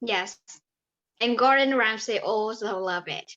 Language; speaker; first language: English; non-native, learner; Vietnamese